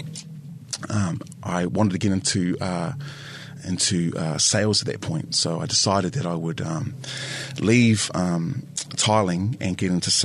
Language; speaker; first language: English; native; English